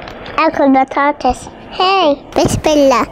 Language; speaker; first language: Arabic; early bilingual, heritage; Arabic